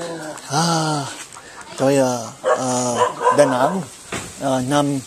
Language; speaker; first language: Vietnamese; non-native, learner; English